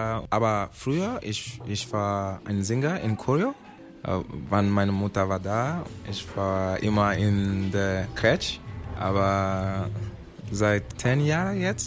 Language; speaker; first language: German; non-native, learner; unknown